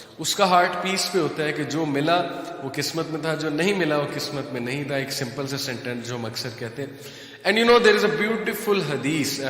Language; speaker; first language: Urdu; native; Urdu